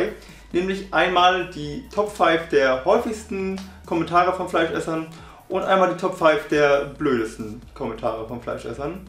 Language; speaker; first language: German; native; German